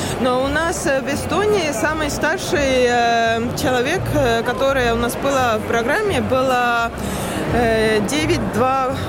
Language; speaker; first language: Russian; non-native, learner; Estonian